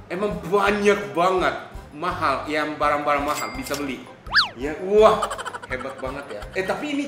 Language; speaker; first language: Indonesian; non-native, fluent; Japanese